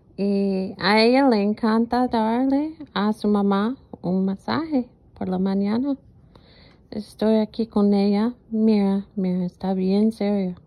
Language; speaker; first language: Spanish; early bilingual, heritage; Spanish